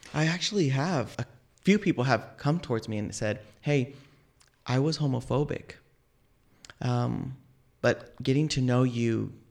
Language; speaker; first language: English; native; English